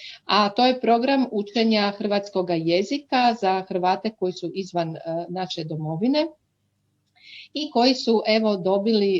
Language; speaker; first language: Croatian; native; Croatian